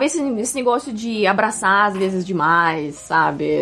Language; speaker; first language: Portuguese; non-native, fluent; Russian